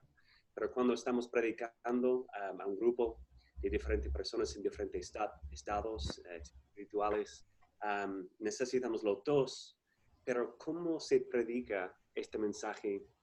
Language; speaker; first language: Spanish; non-native, fluent; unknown